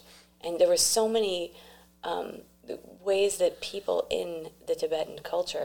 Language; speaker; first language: English; native; English